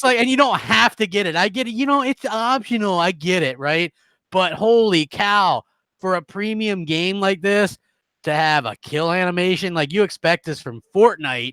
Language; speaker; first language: English; native; English